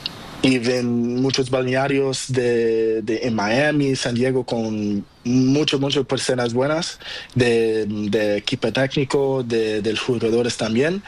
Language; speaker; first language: Spanish; non-native, learner; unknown